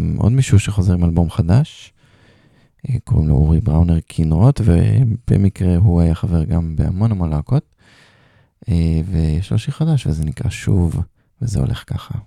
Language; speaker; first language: Hebrew; native; Hebrew